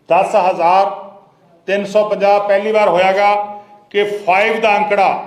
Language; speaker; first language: Hindi; non-native, local second language; Punjabi